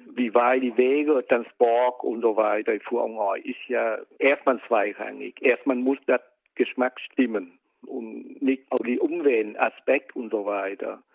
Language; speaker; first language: German; non-native, learner; Vietnamese